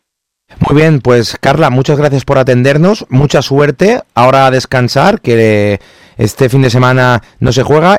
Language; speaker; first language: Spanish; native; Spanish